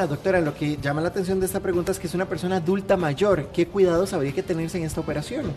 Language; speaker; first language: Spanish; native; Spanish